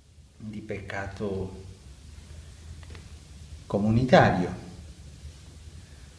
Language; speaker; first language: Italian; non-native, learner; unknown